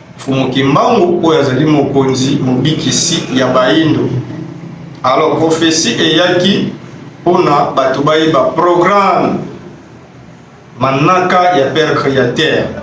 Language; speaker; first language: Lingala; non-native, local second language; Kongo